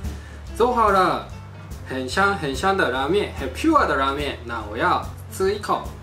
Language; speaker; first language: Chinese; non-native, fluent; Japanese